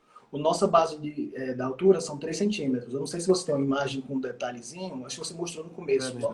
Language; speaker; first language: Portuguese; native; Portuguese